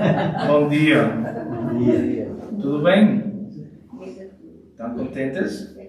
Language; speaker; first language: Portuguese; non-native, learner; Spanish